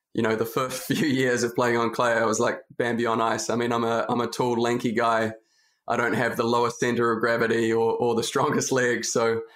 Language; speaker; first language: English; native; English